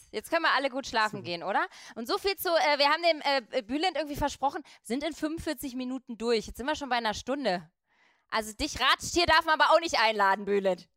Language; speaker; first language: German; native; German